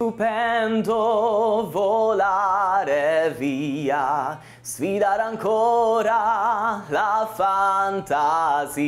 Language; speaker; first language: Italian; non-native, fluent; Hungarian